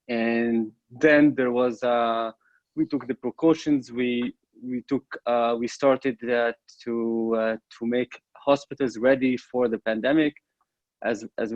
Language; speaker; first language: English; non-native, fluent; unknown